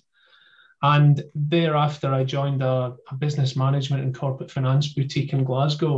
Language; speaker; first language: English; native; English